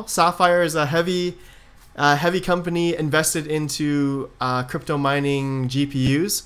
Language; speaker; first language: English; native; English